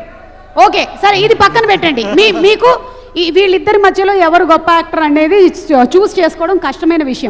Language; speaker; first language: Telugu; native; Telugu